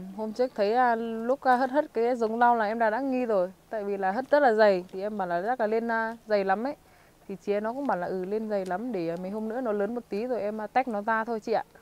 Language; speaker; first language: Vietnamese; non-native, local second language; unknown